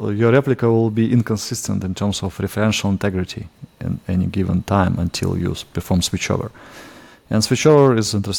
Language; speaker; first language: English; non-native, fluent; Russian